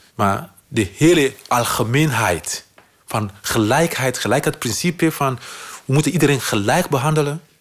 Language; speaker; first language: Dutch; non-native, fluent; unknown